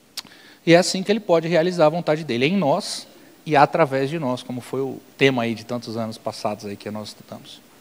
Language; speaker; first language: Portuguese; native; Portuguese